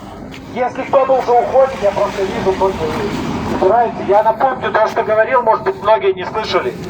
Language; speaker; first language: Russian; native; Russian